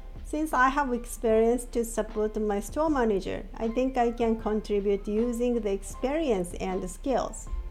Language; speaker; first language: English; non-native, fluent; Japanese